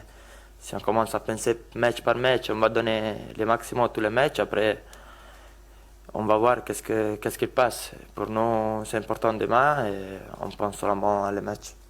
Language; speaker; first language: French; non-native, learner; Italian